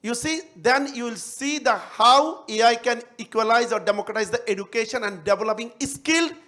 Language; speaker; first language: English; non-native, local second language; Bangla